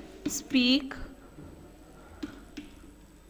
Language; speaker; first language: English; non-native, local second language; Hindi